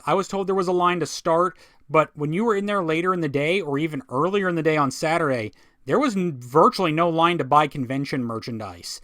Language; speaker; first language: English; native; English